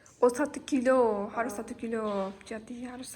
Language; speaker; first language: Indonesian; non-native, learner; Turkish